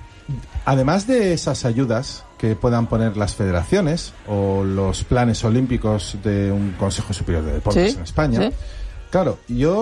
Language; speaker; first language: Spanish; native; Spanish